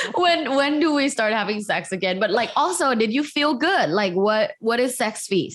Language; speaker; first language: English; native; English